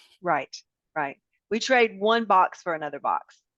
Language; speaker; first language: English; native; English